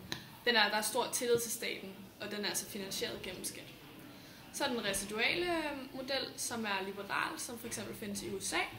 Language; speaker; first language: Danish; native; Danish